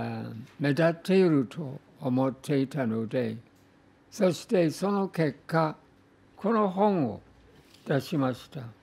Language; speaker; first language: Japanese; non-native, fluent; English